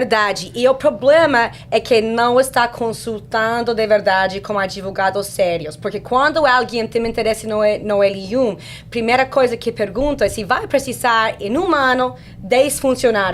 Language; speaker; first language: Portuguese; non-native, fluent; English